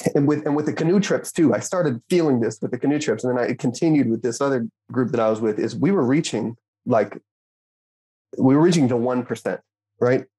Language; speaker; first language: English; native; English